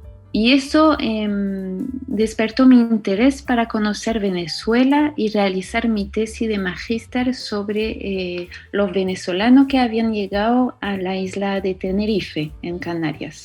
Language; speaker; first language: Spanish; non-native, fluent; French